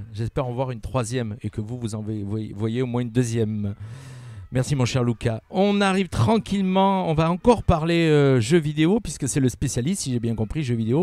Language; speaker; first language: French; native; French